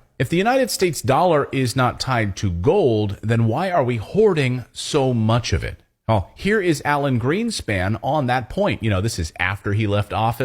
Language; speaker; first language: English; native; English